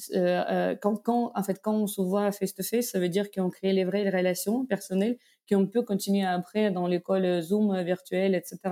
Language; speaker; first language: French; non-native, fluent; Russian